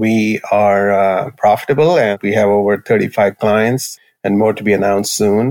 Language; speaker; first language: English; non-native, local second language; Hindi